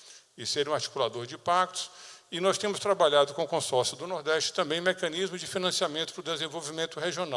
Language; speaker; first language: Portuguese; native; Portuguese